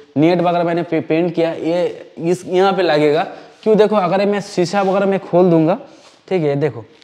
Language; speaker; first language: Hindi; non-native, local second language; Bangla